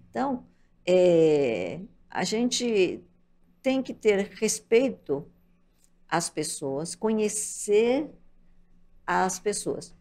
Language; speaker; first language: Portuguese; early bilingual, other home language; Japanese